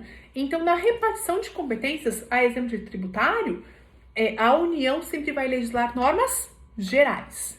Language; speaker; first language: Portuguese; native; Portuguese